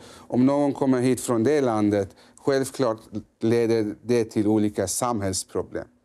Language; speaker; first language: Swedish; early bilingual, other home language; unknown